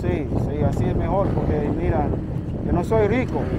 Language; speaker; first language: Spanish; non-native, learner; English